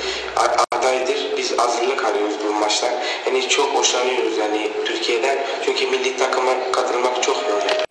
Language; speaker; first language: Turkish; non-native, learner; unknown